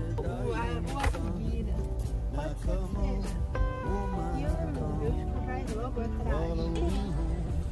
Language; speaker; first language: Portuguese; early bilingual, heritage; Portuguese